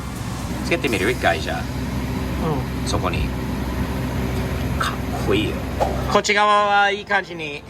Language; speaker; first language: Japanese; non-native, fluent; English